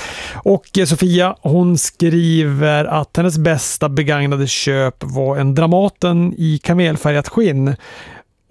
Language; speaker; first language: Swedish; native; Swedish